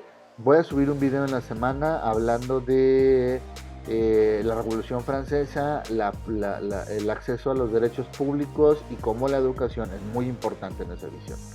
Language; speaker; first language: Spanish; native; Spanish